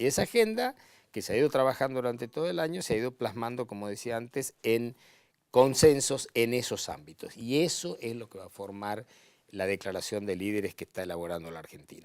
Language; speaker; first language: Spanish; native; Spanish